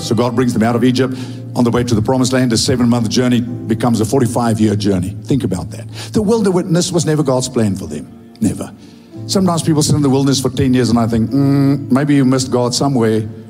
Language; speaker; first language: English; non-native, local second language; Afrikaans